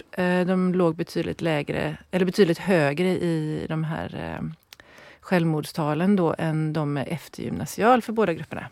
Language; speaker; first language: Swedish; native; Swedish